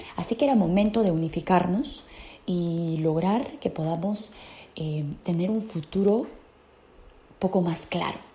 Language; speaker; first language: Spanish; native; Spanish